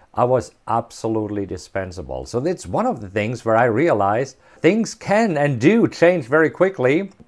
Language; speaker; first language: English; non-native, fluent; German